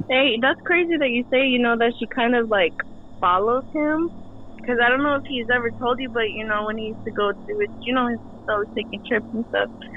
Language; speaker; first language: English; early bilingual, other home language; Spanish